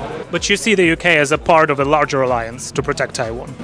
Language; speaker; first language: English; non-native, fluent; Polish